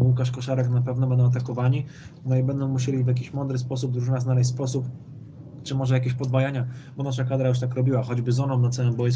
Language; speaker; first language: Polish; native; Polish